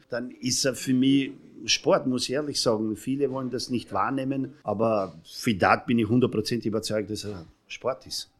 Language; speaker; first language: German; non-native, fluent; Serbian